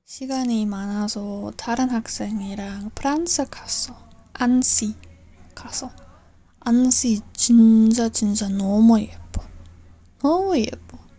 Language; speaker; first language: Korean; non-native, learner; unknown